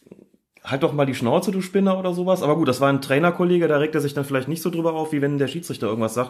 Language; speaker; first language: German; native; German